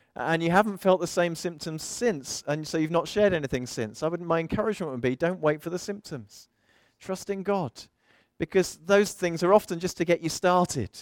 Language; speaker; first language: English; native; English